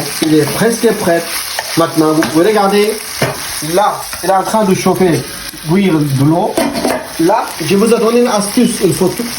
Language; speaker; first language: French; non-native, learner; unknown